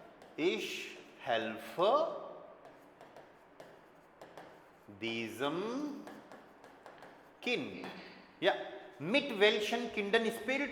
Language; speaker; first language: German; non-native, fluent; Hindi